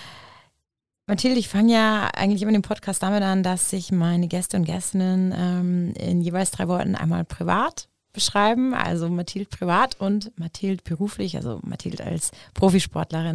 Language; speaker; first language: German; native; German